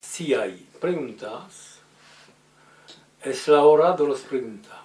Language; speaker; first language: Spanish; non-native, fluent; French